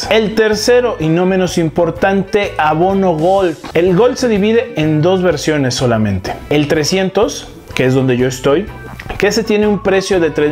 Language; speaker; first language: Spanish; native; Spanish